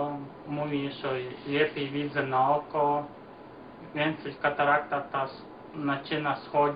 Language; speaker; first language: Polish; non-native, learner; Ukrainian